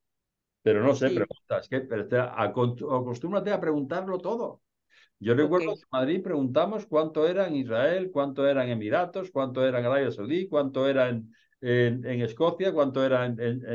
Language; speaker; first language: Spanish; native; Spanish